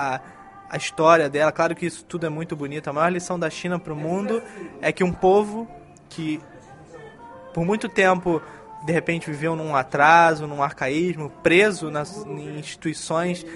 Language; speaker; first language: Portuguese; native; Portuguese